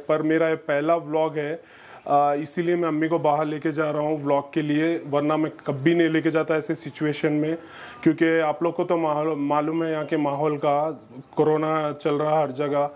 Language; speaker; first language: Hindi; native; Hindi